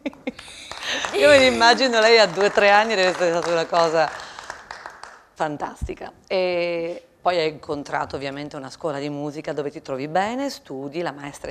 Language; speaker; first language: Italian; native; Italian